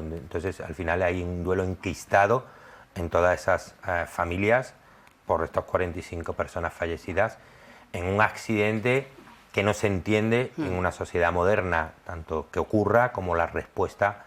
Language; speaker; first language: Spanish; native; Spanish